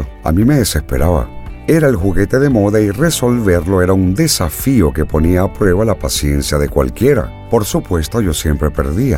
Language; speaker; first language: Spanish; native; Spanish